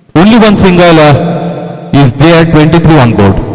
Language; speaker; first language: English; non-native, local second language; Marathi